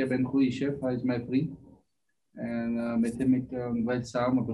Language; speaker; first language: Dutch; non-native, learner; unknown